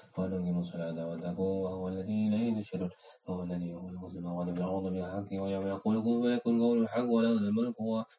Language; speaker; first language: Arabic; non-native, learner; Indonesian